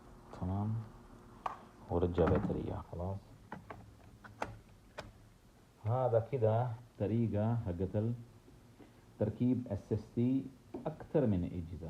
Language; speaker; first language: Arabic; non-native, learner; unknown